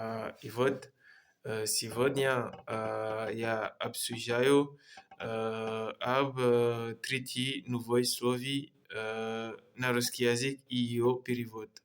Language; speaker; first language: Russian; non-native, learner; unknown